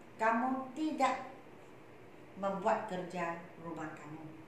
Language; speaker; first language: Malay; non-native, local second language; Chinese